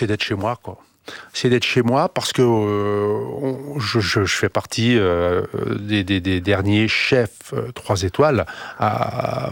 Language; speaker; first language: French; native; French